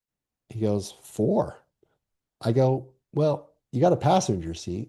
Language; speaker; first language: English; native; English